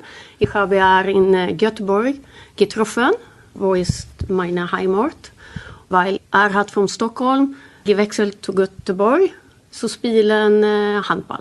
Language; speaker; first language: German; non-native, learner; Swedish